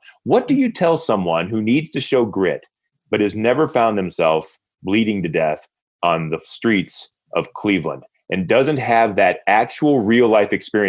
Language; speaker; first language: English; native; English